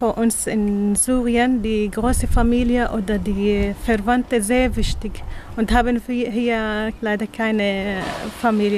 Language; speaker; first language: German; non-native, learner; Arabic